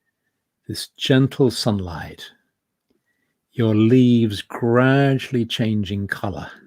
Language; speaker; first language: English; native; English